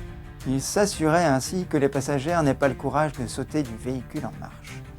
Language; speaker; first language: French; native; French